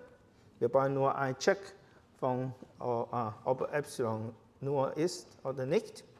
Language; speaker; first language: German; non-native, learner; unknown